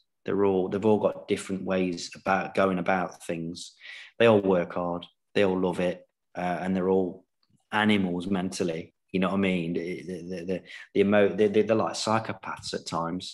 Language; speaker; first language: English; native; English